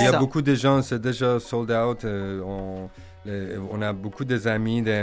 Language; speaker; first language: French; non-native, learner; Persian